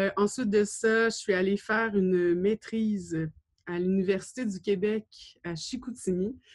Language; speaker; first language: French; native; French